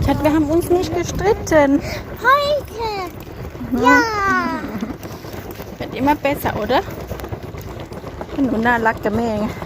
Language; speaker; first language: German; non-native, learner; Thai